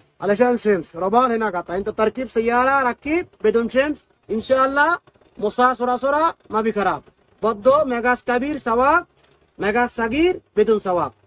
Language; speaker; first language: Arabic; non-native, learner; Bangla